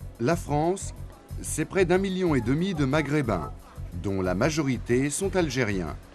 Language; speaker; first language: French; native; French